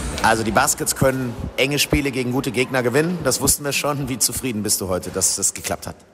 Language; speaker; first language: German; native; German